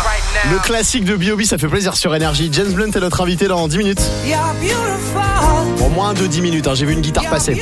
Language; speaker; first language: French; native; French